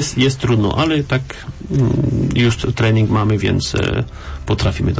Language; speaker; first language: Polish; non-native, learner; French